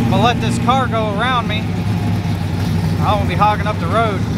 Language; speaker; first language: English; native; English